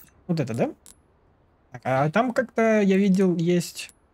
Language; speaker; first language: Russian; native; Russian